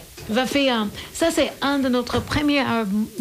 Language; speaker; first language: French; non-native, learner; English